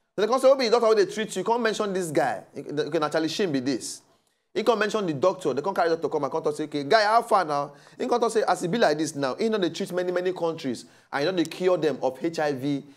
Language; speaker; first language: Nigerian Pidgin; native; Nigerian Pidgin